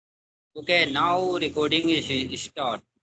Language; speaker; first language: English; non-native, learner; Hindi